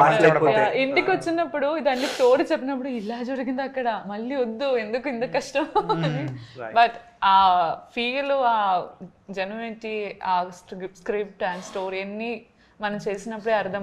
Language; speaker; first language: Telugu; non-native, learner; Malayalam